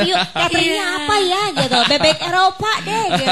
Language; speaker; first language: Indonesian; native; Indonesian